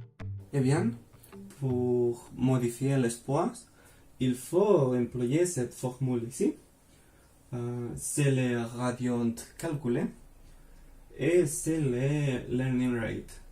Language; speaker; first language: French; non-native, fluent; Spanish